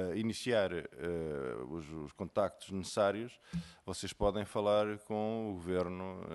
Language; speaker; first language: Portuguese; native; Portuguese